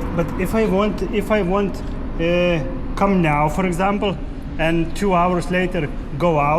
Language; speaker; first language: English; non-native, learner; Lithuanian